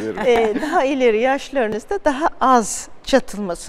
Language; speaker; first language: Turkish; native; Turkish